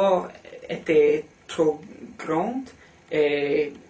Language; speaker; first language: French; non-native, learner; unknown